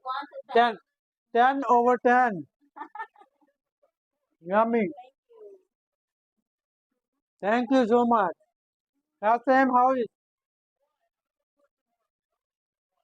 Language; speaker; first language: English; non-native, learner; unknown